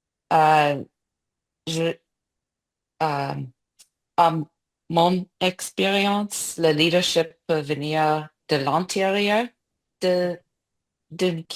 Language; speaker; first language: French; non-native, learner; English